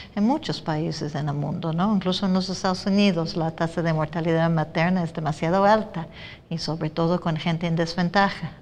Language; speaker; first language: Spanish; non-native, fluent; English